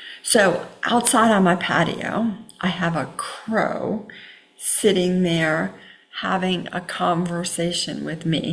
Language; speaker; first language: English; native; English